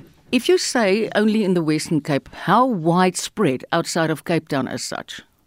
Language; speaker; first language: English; non-native, local second language; Afrikaans